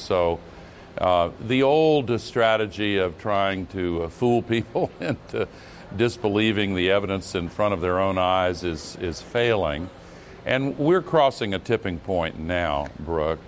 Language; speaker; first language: English; native; English